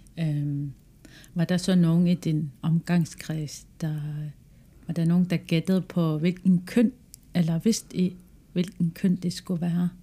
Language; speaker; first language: Danish; non-native, local second language; Kalaallisut